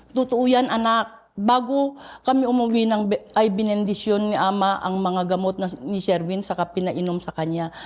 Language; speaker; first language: Filipino; non-native, local second language; Iloko